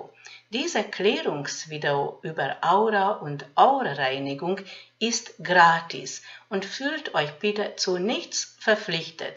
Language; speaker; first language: German; non-native, fluent; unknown